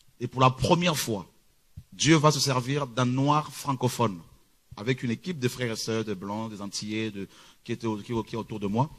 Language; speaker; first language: French; early bilingual, other home language; Lingala